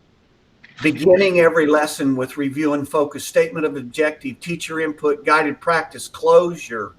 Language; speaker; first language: English; native; English